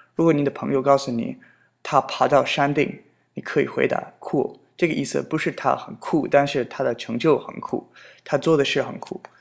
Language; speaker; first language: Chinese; non-native, fluent; English